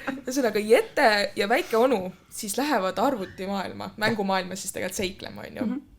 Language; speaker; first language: Estonian; native; Estonian